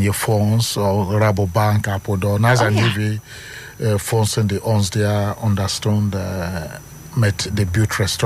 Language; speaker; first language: Dutch; non-native, learner; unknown